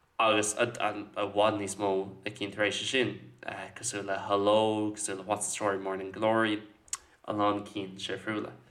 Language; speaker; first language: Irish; non-native, local second language; English